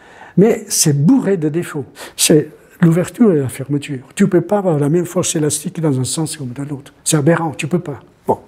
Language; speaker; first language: French; non-native, fluent; Italian